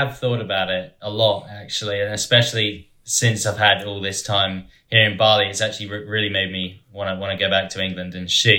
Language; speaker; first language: English; native; English